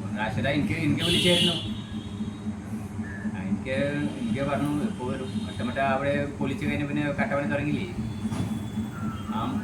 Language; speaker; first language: Malayalam; non-native, fluent; Bangla